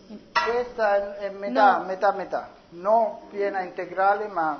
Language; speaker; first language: Spanish; non-native, learner; Italian